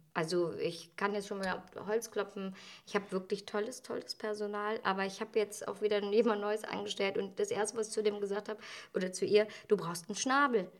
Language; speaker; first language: German; native; German